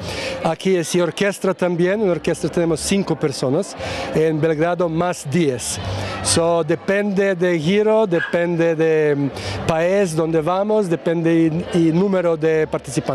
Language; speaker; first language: Spanish; non-native, learner; Serbian